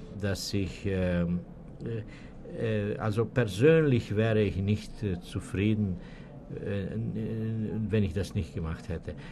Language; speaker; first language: German; non-native, fluent; Serbian